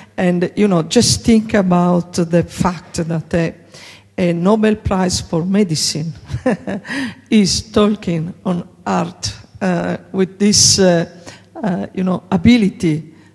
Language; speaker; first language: English; non-native, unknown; Italian